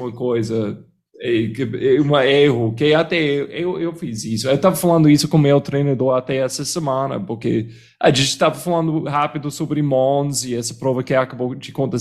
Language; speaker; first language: Portuguese; non-native, fluent; English